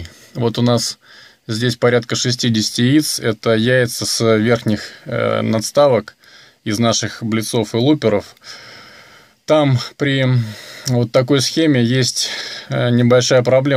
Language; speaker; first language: Russian; native; Russian